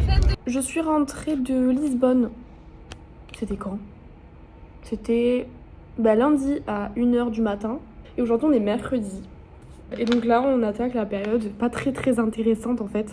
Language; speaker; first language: French; native; French